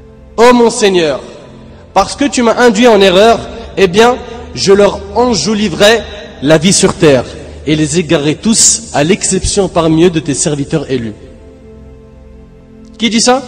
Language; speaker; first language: French; native; French